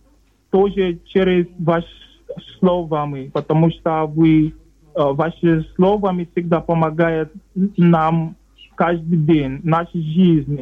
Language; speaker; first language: Russian; non-native, learner; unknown